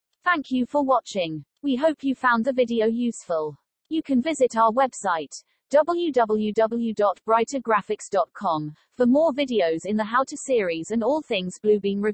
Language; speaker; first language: English; native; English